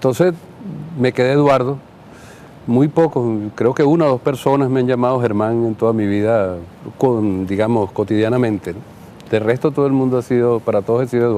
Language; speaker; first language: Spanish; native; Spanish